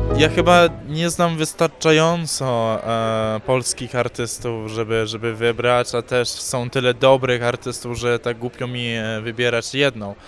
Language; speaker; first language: Polish; early bilingual, heritage; English